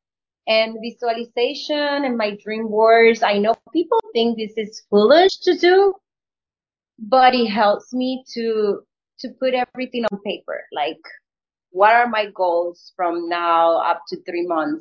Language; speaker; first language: English; non-native, fluent; Spanish